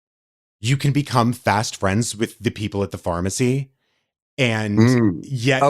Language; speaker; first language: English; native; English